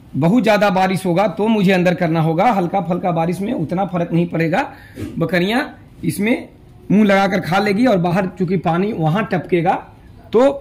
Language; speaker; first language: Hindi; native; Hindi